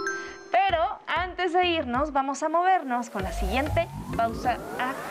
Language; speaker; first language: Spanish; native; Spanish